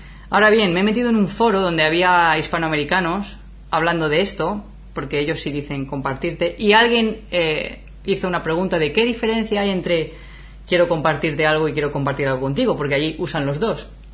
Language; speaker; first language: Spanish; native; Spanish